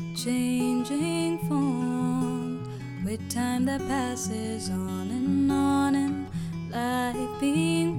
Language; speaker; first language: English; non-native, local second language; Hindi